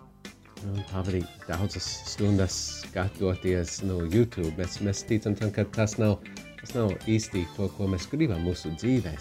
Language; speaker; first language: Latvian; non-native, fluent; English